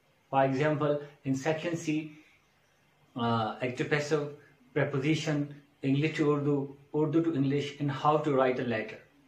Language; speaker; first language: English; non-native, local second language; Urdu